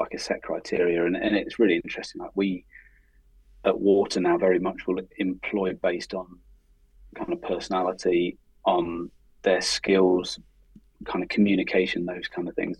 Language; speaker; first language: English; native; English